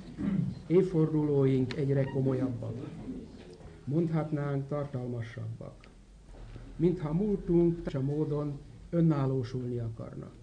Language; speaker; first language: Hungarian; native; Hungarian